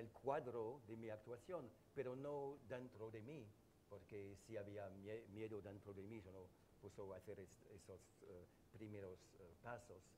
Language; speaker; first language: Spanish; non-native, learner; French